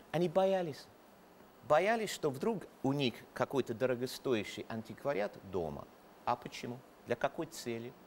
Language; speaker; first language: Russian; non-native, fluent; English